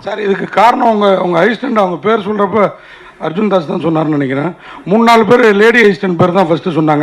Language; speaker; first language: Tamil; native; Tamil